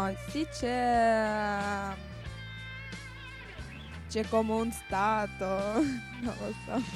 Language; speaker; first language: Italian; non-native, learner; Russian